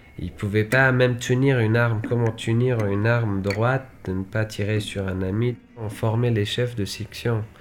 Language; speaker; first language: French; non-native, fluent; Persian